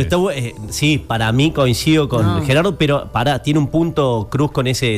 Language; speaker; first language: Spanish; native; Spanish